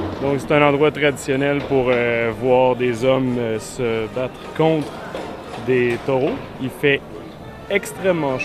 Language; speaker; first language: French; native; French